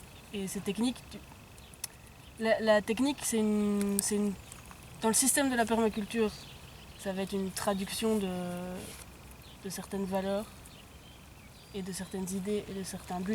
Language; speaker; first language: French; native; French